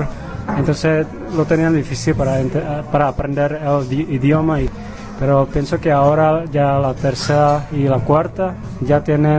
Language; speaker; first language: Spanish; non-native, fluent; Vietnamese